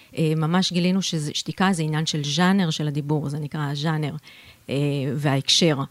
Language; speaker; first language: Hebrew; native; Hebrew